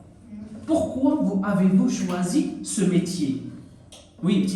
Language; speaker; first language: French; non-native, local second language; Arabic